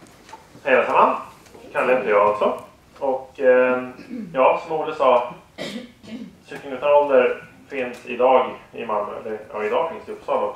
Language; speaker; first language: Swedish; native; Swedish